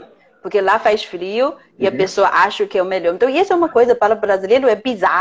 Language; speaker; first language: Portuguese; non-native, fluent; Chinese